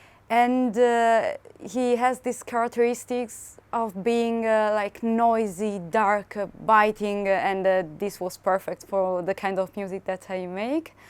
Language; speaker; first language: English; non-native, fluent; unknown